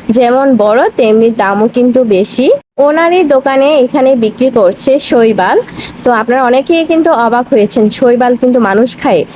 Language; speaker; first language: Bangla; non-native, local second language; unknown